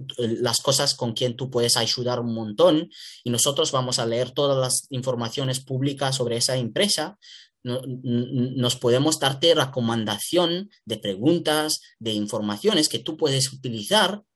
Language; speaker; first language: Spanish; non-native, learner; Italian